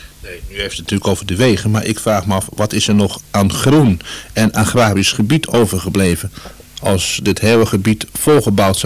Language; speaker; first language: Dutch; native; Dutch